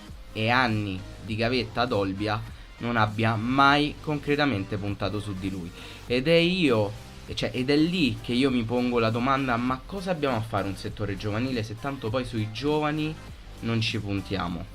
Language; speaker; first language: Italian; native; Italian